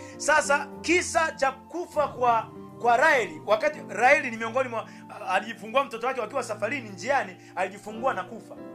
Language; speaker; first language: Swahili; native; Swahili